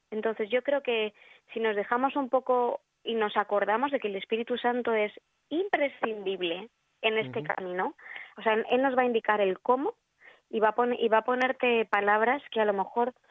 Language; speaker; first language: Spanish; native; Spanish